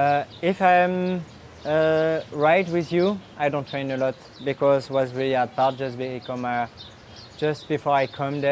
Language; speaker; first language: English; non-native, learner; French